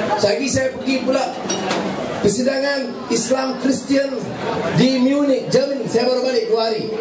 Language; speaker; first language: Malay; native; Malay